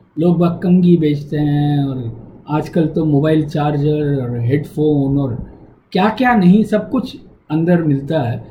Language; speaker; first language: Hindi; non-native, local second language; Tamil